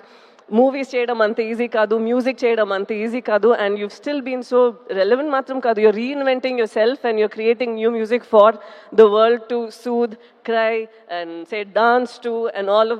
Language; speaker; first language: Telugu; non-native, local second language; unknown